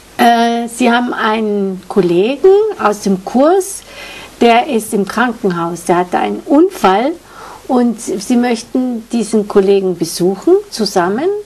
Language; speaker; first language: German; native; German